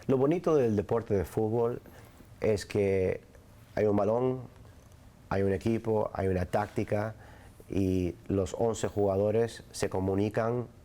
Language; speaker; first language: Spanish; early bilingual, other home language; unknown